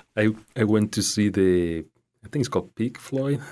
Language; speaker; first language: English; non-native, fluent; Spanish